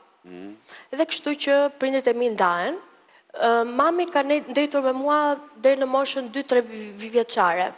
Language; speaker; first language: Albanian; early bilingual, heritage; Albanian